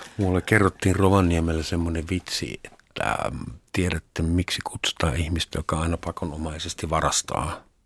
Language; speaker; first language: Finnish; non-native, fluent; German